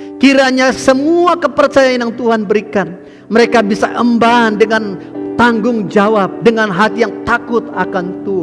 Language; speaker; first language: Indonesian; native; Indonesian